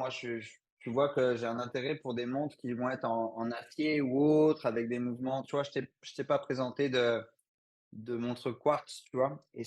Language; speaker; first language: French; native; French